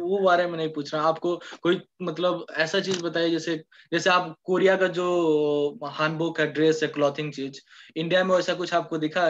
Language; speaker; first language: Hindi; native; Hindi